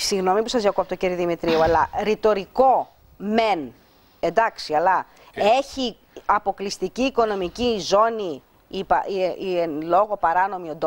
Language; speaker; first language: Greek; native; Greek